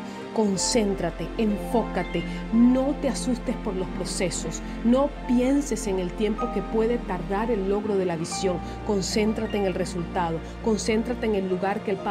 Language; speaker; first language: Spanish; native; Spanish